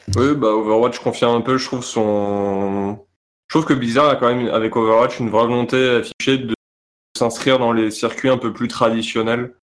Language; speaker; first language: French; native; French